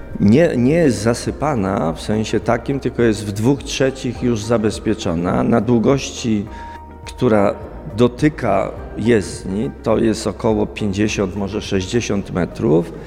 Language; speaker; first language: Polish; native; Polish